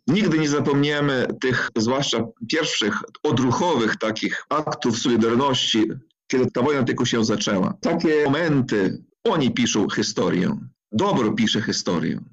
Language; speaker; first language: Polish; non-native, fluent; Ukrainian